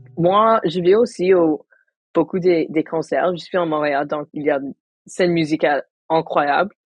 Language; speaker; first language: French; non-native, local second language; Tamil